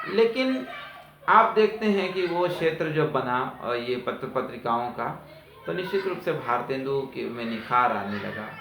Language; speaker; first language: Hindi; native; Hindi